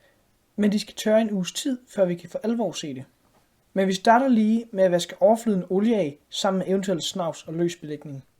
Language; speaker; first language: Danish; native; Danish